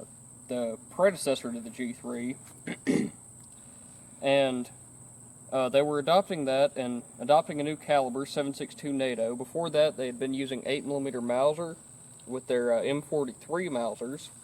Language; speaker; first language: English; native; English